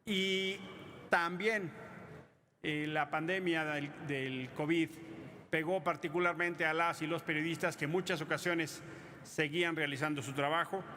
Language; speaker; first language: Spanish; native; Spanish